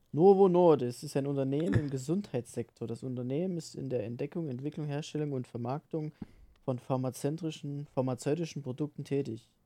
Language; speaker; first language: German; native; German